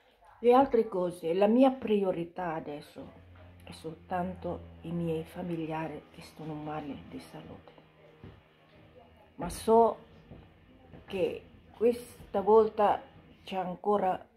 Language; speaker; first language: Italian; non-native, fluent; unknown